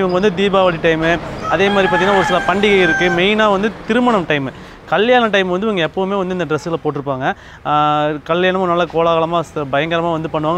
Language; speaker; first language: Tamil; native; Tamil